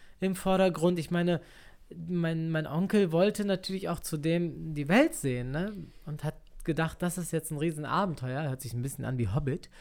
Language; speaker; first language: German; early bilingual, other home language; Turkish